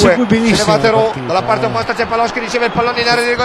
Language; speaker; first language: Italian; native; Italian